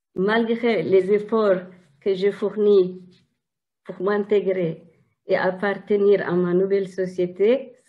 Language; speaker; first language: French; non-native, fluent; Tigrinya